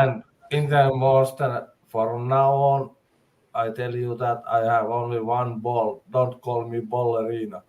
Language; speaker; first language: English; non-native, learner; Finnish